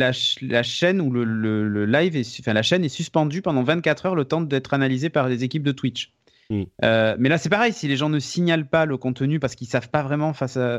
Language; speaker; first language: French; native; French